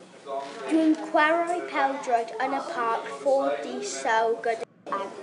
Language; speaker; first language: Welsh; non-native, learner; English